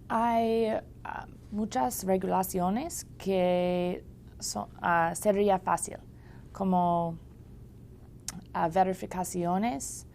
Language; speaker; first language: Spanish; non-native, learner; English